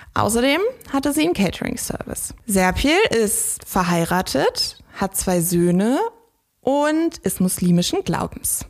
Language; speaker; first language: German; native; German